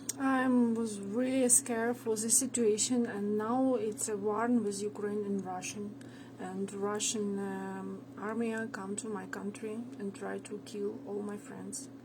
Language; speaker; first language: English; non-native, learner; Ukrainian